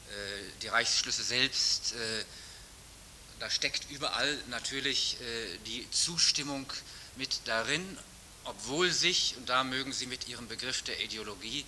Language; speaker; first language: German; native; German